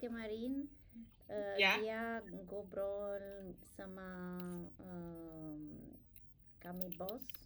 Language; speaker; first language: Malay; non-native, learner; English